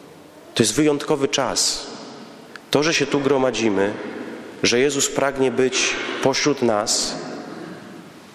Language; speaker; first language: Polish; native; Polish